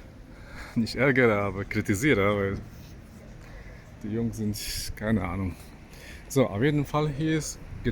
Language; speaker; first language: German; non-native, fluent; Polish